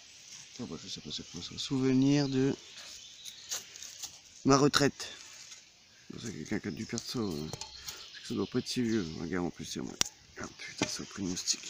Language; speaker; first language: French; native; French